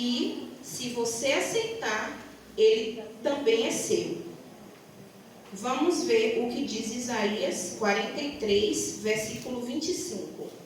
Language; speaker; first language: Portuguese; native; Portuguese